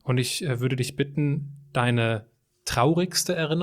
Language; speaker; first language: German; native; German